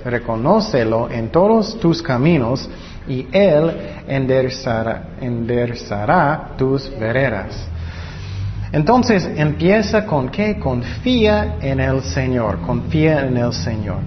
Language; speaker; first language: Spanish; non-native, fluent; English